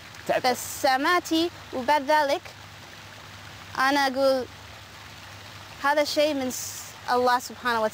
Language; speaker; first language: Arabic; non-native, learner; English